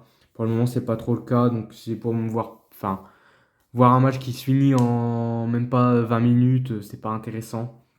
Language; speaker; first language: French; native; French